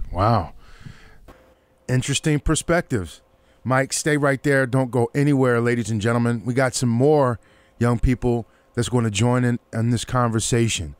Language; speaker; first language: English; native; English